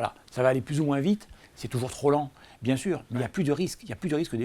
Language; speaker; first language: French; native; French